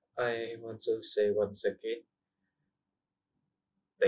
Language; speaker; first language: English; non-native, learner; Indonesian